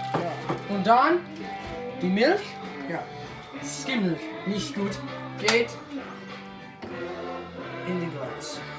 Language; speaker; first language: German; non-native, learner; English